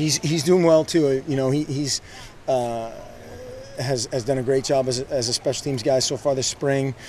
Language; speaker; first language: English; native; English